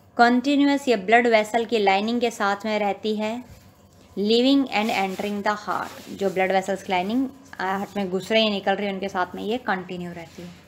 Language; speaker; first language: Hindi; native; Hindi